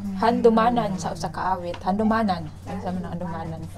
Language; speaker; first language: Filipino; non-native, local second language; Cebuano